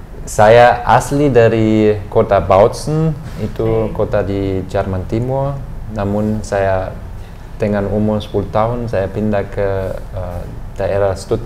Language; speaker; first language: Indonesian; non-native, fluent; German